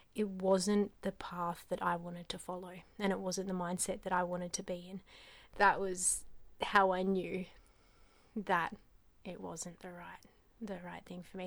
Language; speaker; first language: English; native; English